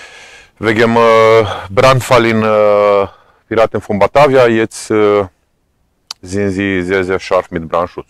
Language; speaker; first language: German; non-native, fluent; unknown